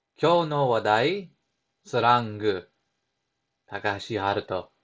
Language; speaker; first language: Japanese; non-native, learner; English